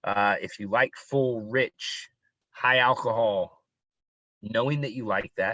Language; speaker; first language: English; native; English